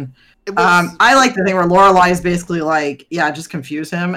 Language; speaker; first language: English; native; English